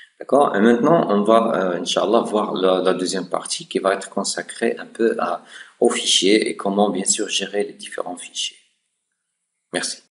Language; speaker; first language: French; non-native, local second language; Arabic